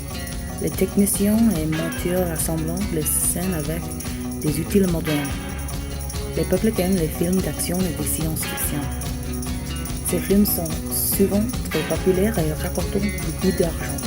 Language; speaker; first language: French; non-native, learner; English